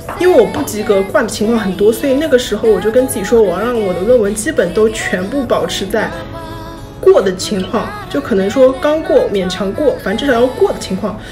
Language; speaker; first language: Chinese; native; Chinese